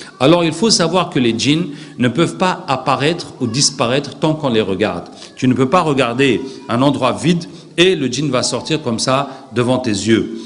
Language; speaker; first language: French; non-native, local second language; Arabic